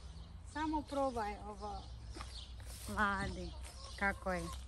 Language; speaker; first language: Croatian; non-native, learner; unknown